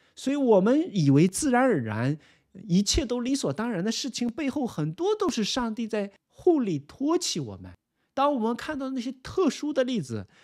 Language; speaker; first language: Chinese; native; Chinese